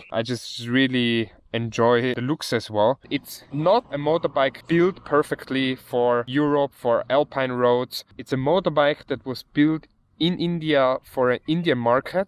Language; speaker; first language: English; non-native, fluent; German